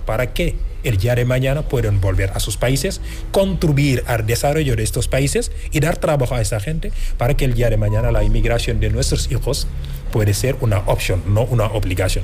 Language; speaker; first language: Spanish; non-native, fluent; Wolof